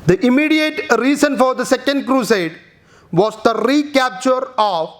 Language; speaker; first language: English; non-native, local second language; Malayalam